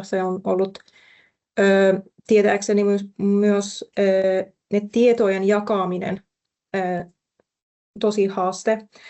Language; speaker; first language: Finnish; non-native, fluent; Persian